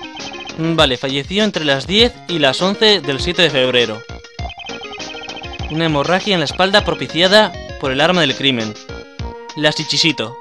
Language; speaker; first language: Spanish; native; Spanish